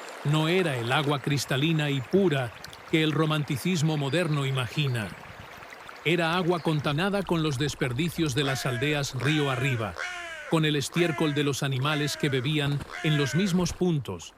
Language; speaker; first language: Spanish; native; Spanish